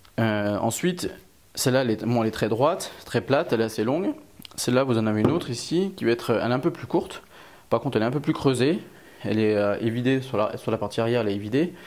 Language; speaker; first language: French; native; French